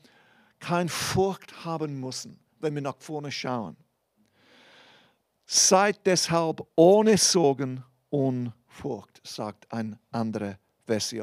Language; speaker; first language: German; non-native, fluent; English